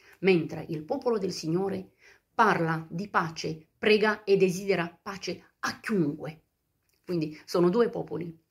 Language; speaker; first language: Italian; non-native, fluent; Romanian